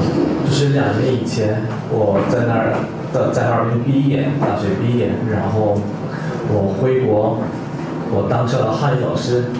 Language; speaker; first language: Chinese; non-native, fluent; Korean